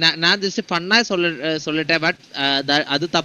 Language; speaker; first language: Tamil; non-native, learner; Malayalam